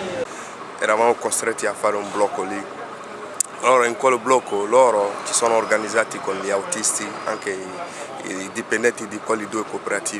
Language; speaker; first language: Italian; non-native, fluent; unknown